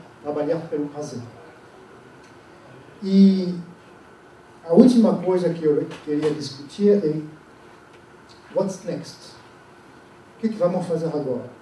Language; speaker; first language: Portuguese; non-native, fluent; French